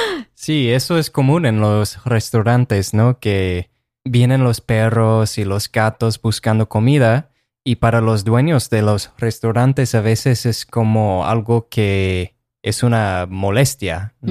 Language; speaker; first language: Spanish; non-native, fluent; English